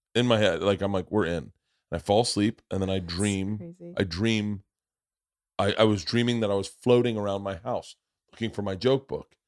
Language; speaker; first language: English; native; English